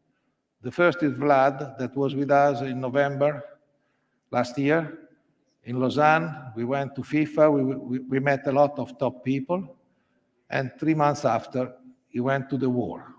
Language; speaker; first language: English; non-native, learner; Italian